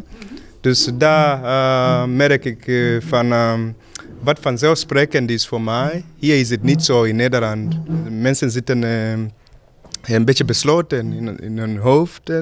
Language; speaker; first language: Dutch; non-native, fluent; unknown